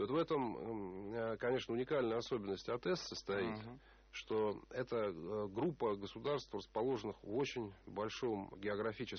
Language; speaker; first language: Russian; native; Russian